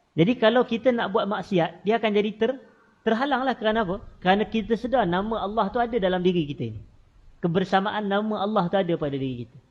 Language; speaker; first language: Malay; native; Malay